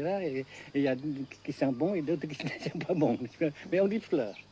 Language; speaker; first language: French; non-native, local second language; Vietnamese